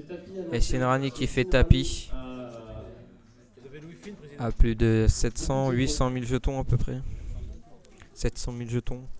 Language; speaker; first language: French; native; French